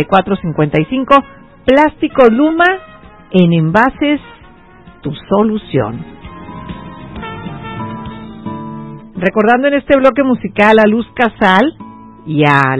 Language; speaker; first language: Spanish; native; Spanish